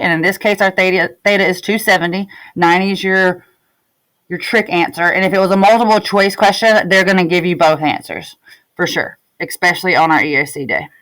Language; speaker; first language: English; native; English